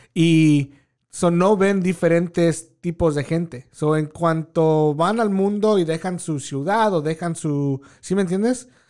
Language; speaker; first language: Spanish; early bilingual, heritage; Spanish